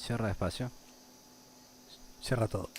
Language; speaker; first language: Spanish; native; Spanish